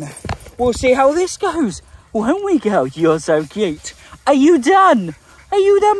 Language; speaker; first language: English; native; English